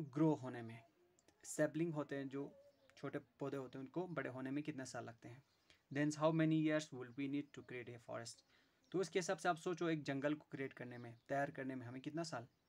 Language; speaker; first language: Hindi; non-native, local second language; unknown